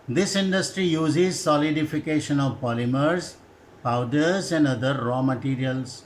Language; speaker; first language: English; non-native, local second language; Gujarati